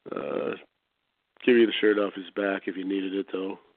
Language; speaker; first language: English; native; English